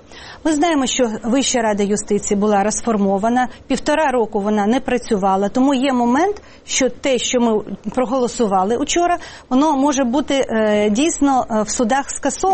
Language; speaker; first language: Ukrainian; native; Ukrainian